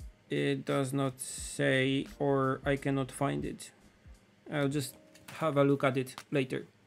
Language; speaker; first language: English; non-native, fluent; Polish